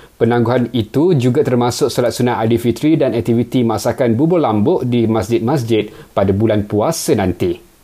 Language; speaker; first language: Malay; native; Malay